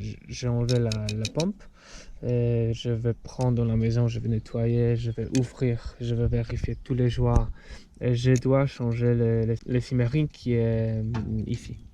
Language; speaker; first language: French; non-native, fluent; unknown